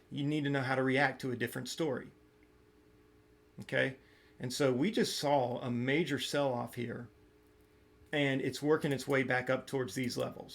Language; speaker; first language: English; native; English